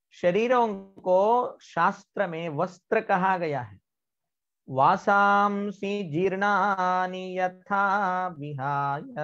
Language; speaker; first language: Hindi; non-native, local second language; Marathi